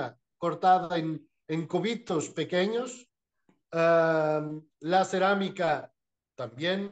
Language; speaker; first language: Spanish; non-native, fluent; Portuguese